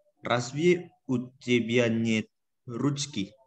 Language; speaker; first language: Russian; non-native, learner; Indonesian